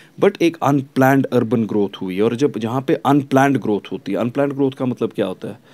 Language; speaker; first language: Hindi; non-native, local second language; Kashmiri